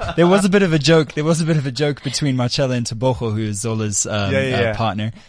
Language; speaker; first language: English; native; English